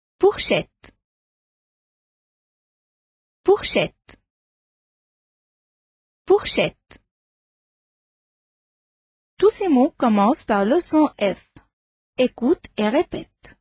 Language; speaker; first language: French; non-native, fluent; Arabic